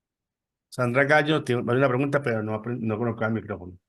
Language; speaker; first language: Spanish; native; Spanish